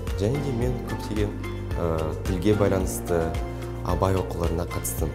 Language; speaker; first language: Kazakh; non-native, local second language; Russian